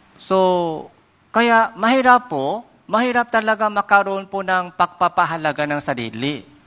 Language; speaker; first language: Filipino; non-native, fluent; Korean